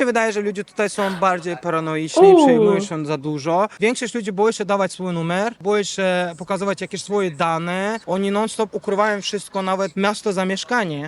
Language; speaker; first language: Polish; non-native, fluent; Azerbaijani